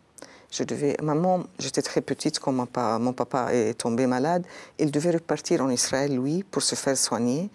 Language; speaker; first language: French; non-native, local second language; Arabic